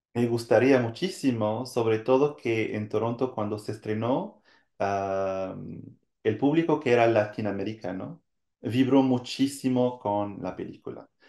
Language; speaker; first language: Spanish; non-native, fluent; French